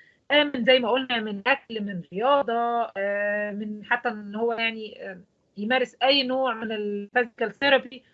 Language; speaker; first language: Arabic; native; Arabic